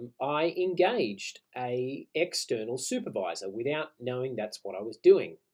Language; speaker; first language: English; native; English